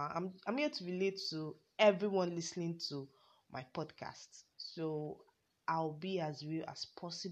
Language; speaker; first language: English; non-native, local second language; Yoruba